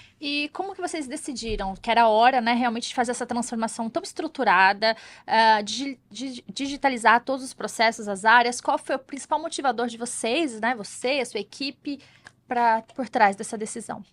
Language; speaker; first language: Portuguese; native; Portuguese